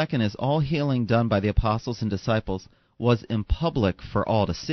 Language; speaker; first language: English; native; English